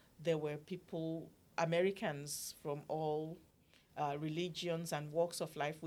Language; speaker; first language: English; non-native, local second language; Yoruba